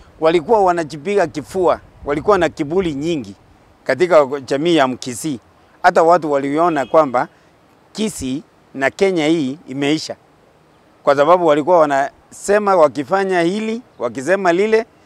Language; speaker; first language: Swahili; non-native, local second language; Gusii